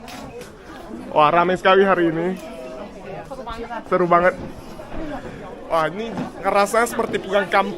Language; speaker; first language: Indonesian; non-native, fluent; Chinese